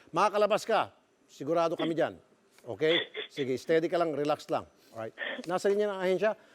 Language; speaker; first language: Filipino; native; Filipino